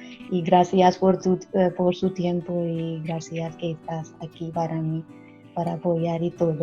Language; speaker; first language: Spanish; non-native, learner; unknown